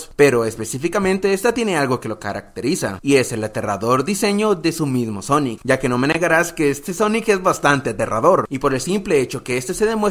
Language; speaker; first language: Spanish; native; Spanish